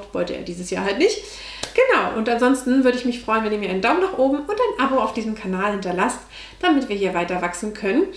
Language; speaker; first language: German; native; German